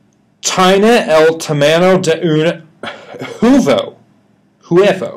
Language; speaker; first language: Spanish; non-native, learner; English